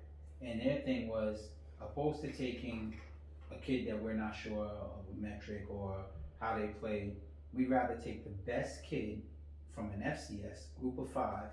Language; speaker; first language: English; native; English